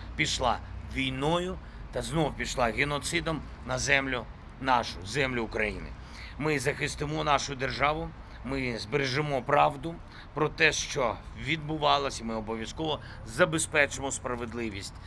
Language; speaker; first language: Ukrainian; non-native, local second language; Russian